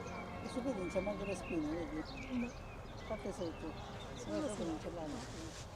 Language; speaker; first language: Italian; native; Italian